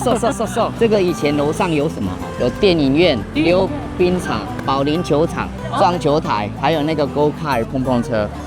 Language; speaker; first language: Chinese; native; Chinese